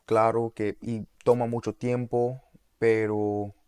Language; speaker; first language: Spanish; non-native, learner; English